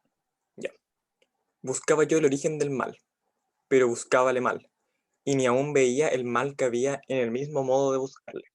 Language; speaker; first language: Spanish; native; Spanish